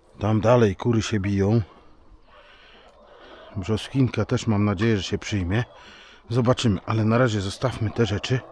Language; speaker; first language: Polish; native; Polish